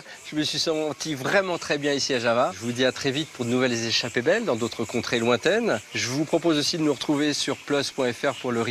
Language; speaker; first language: French; native; French